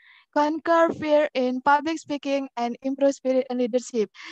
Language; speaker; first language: English; non-native, fluent; Indonesian